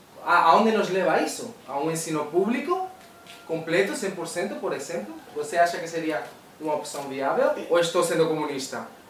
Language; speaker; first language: Portuguese; non-native, fluent; Spanish